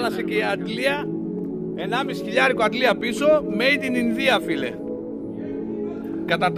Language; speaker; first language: Greek; native; Greek